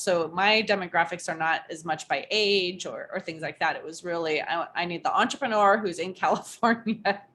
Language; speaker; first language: English; native; English